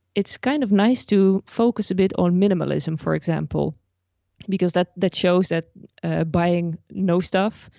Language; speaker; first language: English; non-native, fluent; Dutch